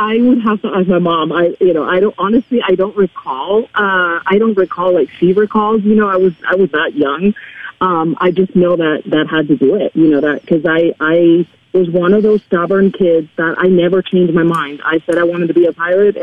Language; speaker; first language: English; non-native, fluent; Spanish